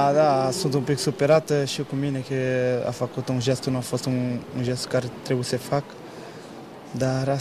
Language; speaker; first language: Romanian; non-native, learner; Portuguese